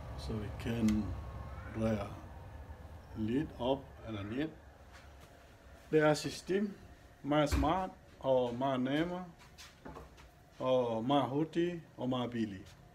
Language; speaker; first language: Danish; non-native, learner; Achinese